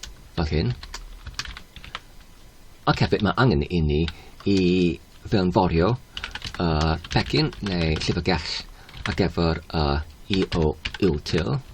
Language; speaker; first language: Welsh; non-native, learner; Polish